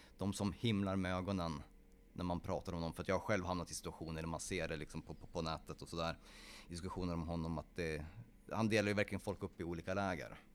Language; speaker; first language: Swedish; early bilingual, other home language; Polish